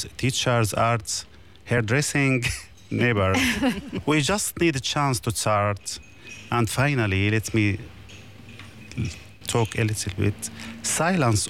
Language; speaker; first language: English; non-native, learner; Arabic